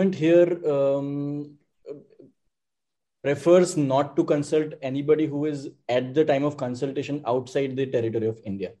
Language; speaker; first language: English; non-native, local second language; Gujarati